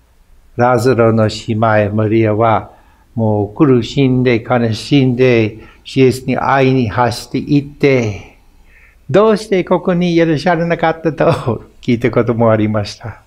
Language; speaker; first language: Japanese; non-native, fluent; English